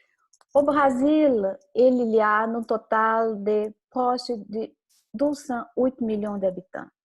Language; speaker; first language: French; non-native, learner; Portuguese